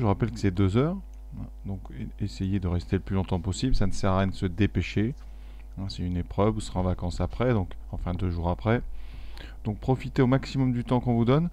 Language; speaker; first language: French; native; French